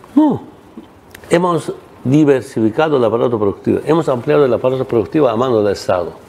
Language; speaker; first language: Spanish; non-native, local second language; Aymara